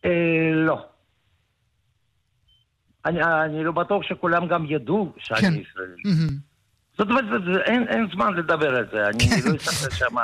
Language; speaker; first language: Hebrew; early bilingual, other home language; Russian